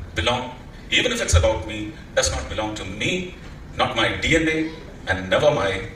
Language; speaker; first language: English; non-native, local second language; Malayalam